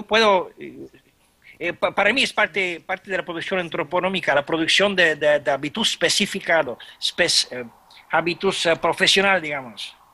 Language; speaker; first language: Spanish; non-native, fluent; French